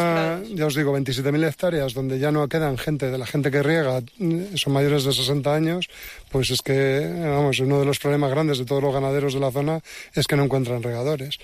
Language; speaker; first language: Spanish; native; Spanish